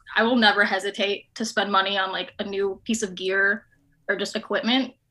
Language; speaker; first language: English; native; English